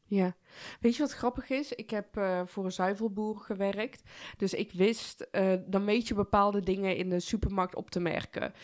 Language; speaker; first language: Dutch; early bilingual, other home language; Persian